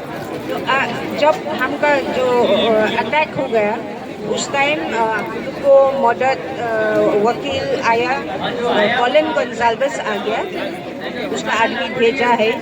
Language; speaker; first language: Hindi; non-native, local second language; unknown